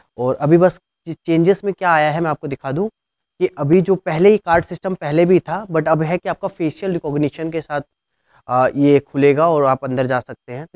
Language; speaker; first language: Hindi; native; Hindi